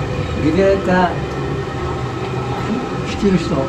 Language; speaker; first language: Russian; non-native, learner; Tajik